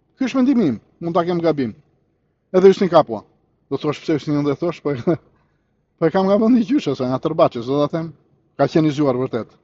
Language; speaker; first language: Albanian; early bilingual, heritage; Albanian